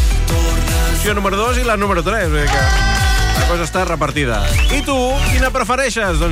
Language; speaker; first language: Catalan; native; Catalan